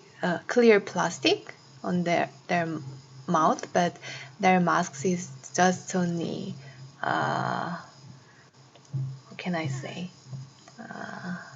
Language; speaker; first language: English; non-native, fluent; Korean